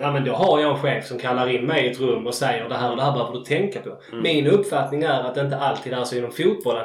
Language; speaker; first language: Swedish; native; Swedish